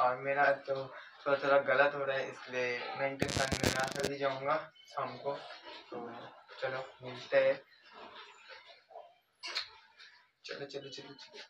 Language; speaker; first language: Hindi; non-native, local second language; Bangla